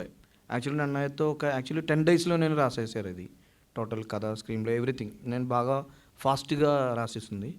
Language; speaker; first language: Telugu; non-native, local second language; Malayalam